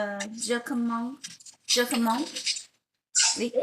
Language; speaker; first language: French; non-native, learner; Vietnamese